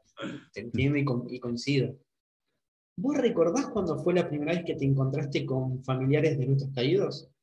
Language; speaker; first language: Spanish; native; Spanish